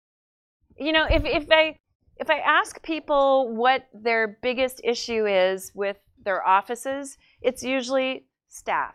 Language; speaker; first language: English; native; English